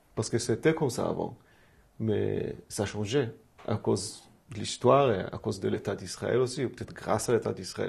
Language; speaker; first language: French; non-native, fluent; Hebrew